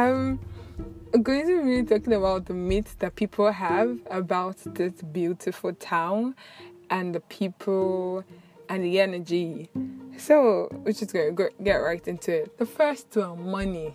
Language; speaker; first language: English; non-native, local second language; Igbo